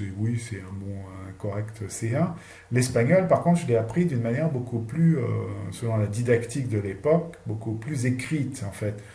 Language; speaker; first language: French; native; French